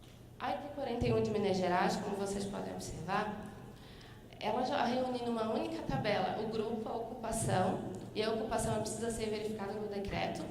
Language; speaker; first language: Portuguese; native; Portuguese